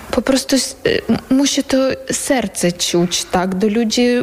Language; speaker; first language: Polish; non-native, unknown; Ukrainian